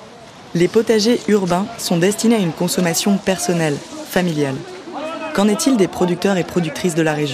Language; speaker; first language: French; native; French